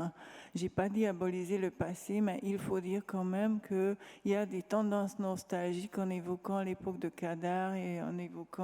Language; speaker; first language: French; non-native, fluent; Hungarian